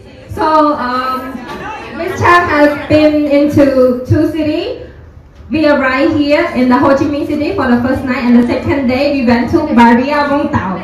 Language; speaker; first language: English; non-native, learner; Korean